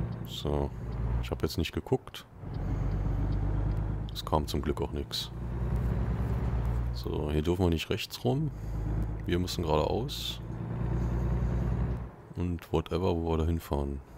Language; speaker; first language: German; native; German